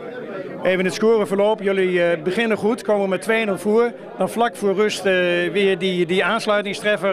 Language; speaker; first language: Dutch; native; Dutch